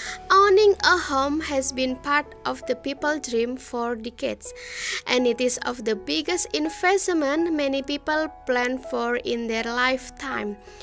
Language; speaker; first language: English; non-native, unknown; Indonesian